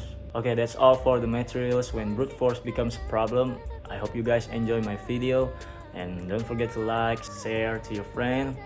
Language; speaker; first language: English; non-native, learner; Indonesian